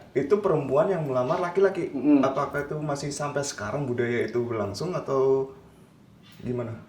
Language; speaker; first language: Indonesian; native; Indonesian